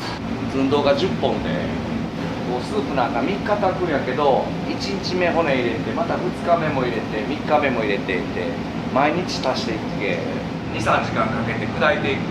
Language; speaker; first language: Japanese; native; Japanese